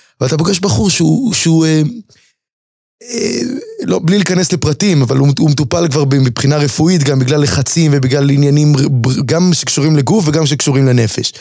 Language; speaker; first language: Hebrew; native; Hebrew